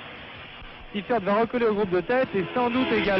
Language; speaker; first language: French; native; French